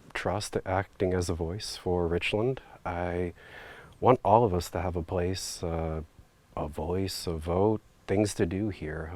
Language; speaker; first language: English; native; English